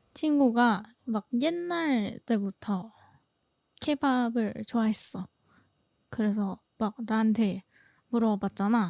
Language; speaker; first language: Korean; non-native, fluent; Thai